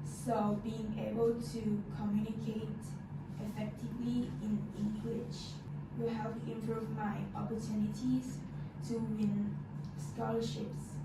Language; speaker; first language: English; non-native, fluent; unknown